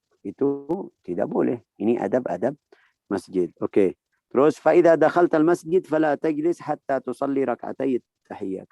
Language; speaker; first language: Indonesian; non-native, fluent; Arabic